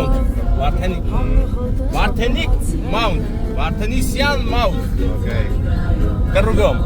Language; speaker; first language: Russian; non-native, fluent; Armenian